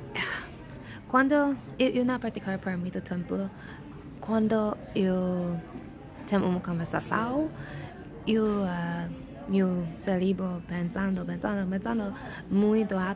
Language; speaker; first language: Portuguese; non-native, learner; English